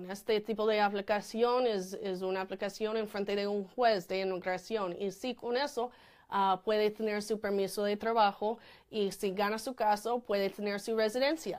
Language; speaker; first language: Spanish; non-native, fluent; English